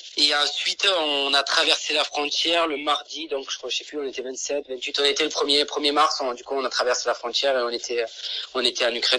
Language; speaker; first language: French; native; French